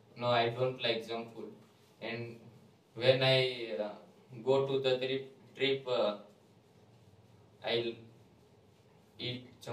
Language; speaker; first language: English; non-native, learner; Gujarati